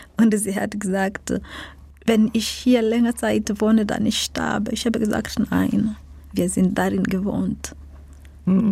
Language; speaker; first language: German; non-native, learner; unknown